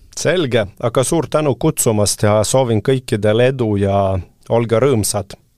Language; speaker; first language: Estonian; non-native, local second language; Russian